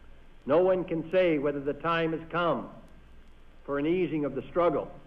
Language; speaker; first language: English; native; English